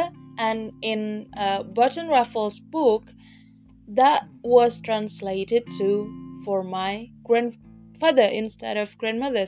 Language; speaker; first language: English; non-native, fluent; Indonesian